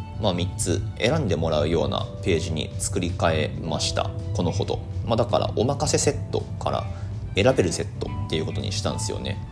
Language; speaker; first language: Japanese; native; Japanese